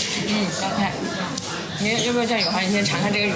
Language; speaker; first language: Chinese; native; Chinese